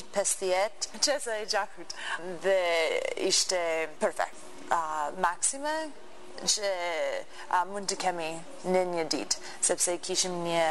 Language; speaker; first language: Albanian; non-native, learner; English